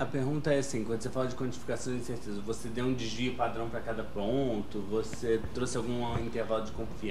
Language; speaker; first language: Portuguese; native; Portuguese